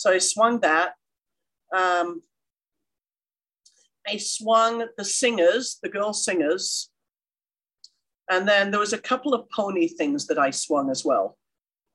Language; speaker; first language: English; native; English